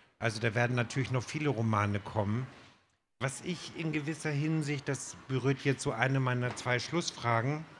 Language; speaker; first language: German; native; German